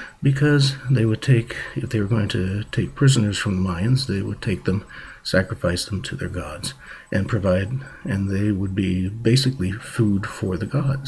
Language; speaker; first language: English; native; English